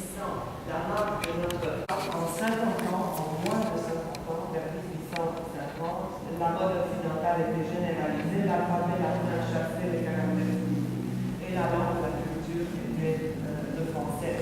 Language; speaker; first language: French; non-native, fluent; Romanian